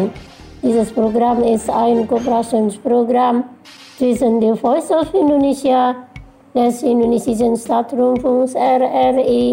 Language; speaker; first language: German; non-native, fluent; Indonesian